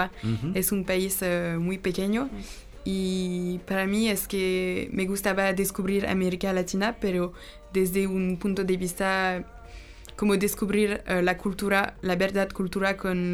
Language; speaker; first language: Spanish; non-native, learner; French